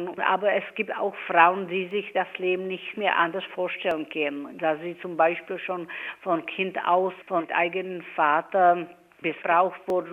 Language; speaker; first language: German; non-native, fluent; Czech